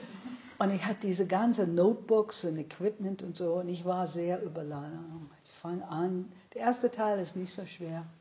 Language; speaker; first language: German; non-native, fluent; English